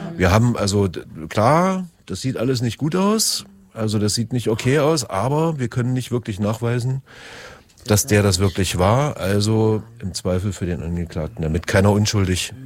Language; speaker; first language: German; native; German